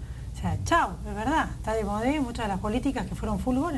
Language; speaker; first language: Spanish; native; Spanish